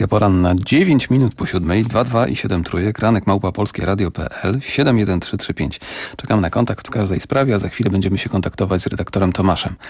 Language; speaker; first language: Polish; native; Polish